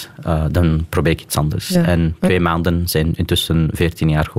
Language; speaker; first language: Dutch; non-native, local second language; Arabic